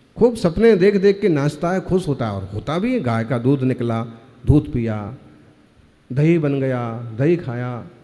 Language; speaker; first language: Hindi; native; Hindi